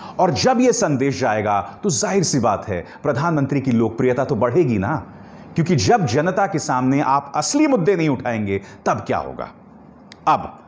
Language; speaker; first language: Hindi; native; Hindi